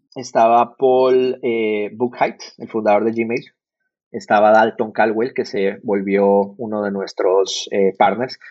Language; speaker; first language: Spanish; native; Spanish